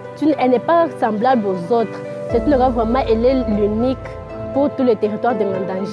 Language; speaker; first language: French; non-native, local second language; Luba-Lulua